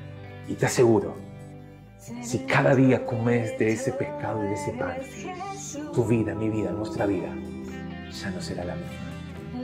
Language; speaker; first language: Spanish; native; Spanish